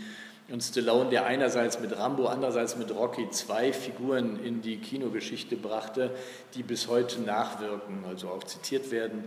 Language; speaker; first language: German; native; German